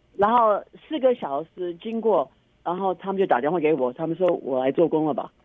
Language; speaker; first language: Chinese; early bilingual, heritage; Chinese